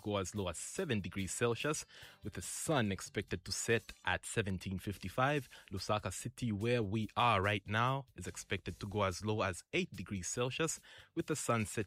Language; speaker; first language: English; non-native, local second language; Bemba